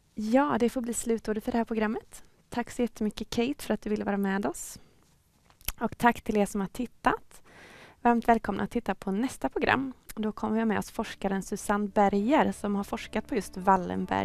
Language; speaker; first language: Swedish; native; Swedish